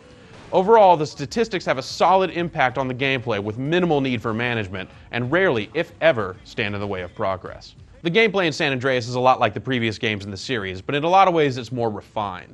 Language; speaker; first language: English; native; English